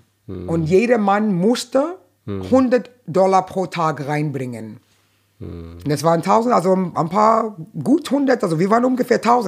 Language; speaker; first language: German; non-native, fluent; English